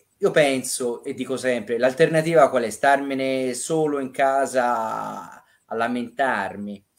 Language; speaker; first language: Italian; native; Italian